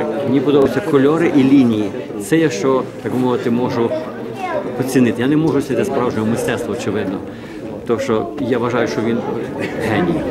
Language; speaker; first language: Ukrainian; early bilingual, heritage; Ukrainian